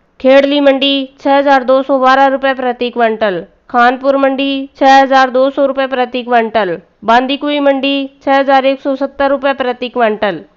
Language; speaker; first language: Hindi; native; Hindi